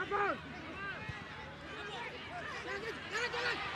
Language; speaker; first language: Indonesian; non-native, learner; Spanish